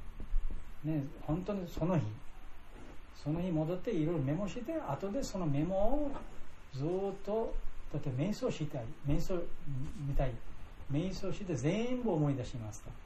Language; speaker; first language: Japanese; non-native, learner; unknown